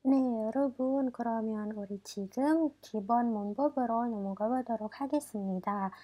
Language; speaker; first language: Korean; non-native, fluent; Indonesian